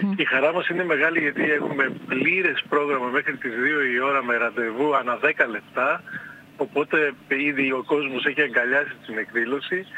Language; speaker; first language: Greek; native; Greek